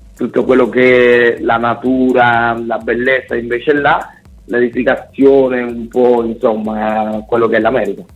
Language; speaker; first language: Italian; non-native, fluent; Spanish